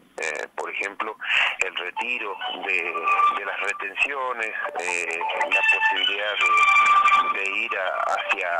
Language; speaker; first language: Spanish; native; Spanish